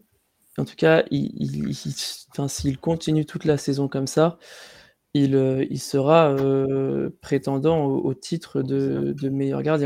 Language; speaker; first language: French; native; French